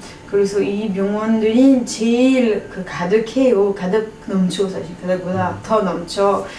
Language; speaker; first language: Korean; non-native, learner; French